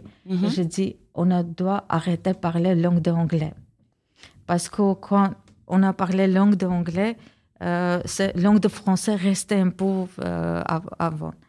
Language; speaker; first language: French; non-native, learner; Armenian